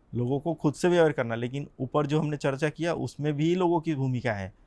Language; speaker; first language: Hindi; non-native, local second language; Gujarati